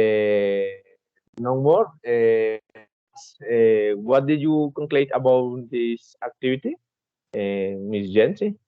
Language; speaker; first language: English; non-native, learner; Spanish